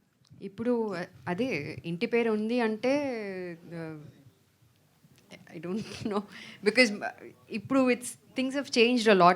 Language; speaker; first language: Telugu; non-native, fluent; Tamil